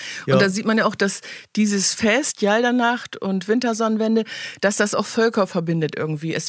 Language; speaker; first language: German; native; German